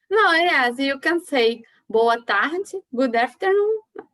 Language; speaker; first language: English; non-native, learner; Portuguese